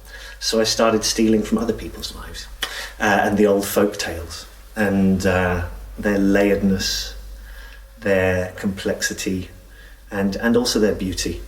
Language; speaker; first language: English; native; English